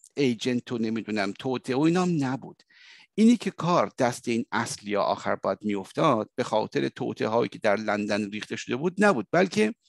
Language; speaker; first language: Persian; native; Persian